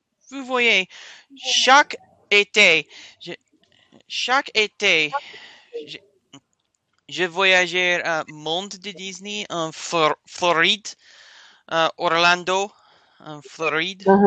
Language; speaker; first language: French; non-native, learner; English